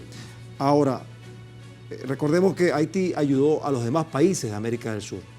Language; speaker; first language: Spanish; native; Spanish